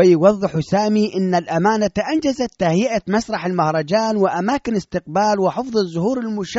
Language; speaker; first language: Arabic; native; Arabic